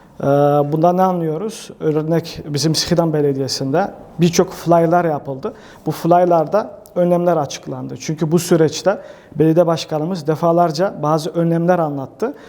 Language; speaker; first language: Turkish; early bilingual, heritage; Turkish